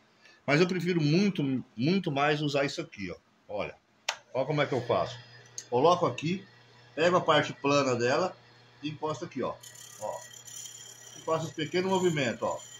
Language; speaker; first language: Portuguese; native; Portuguese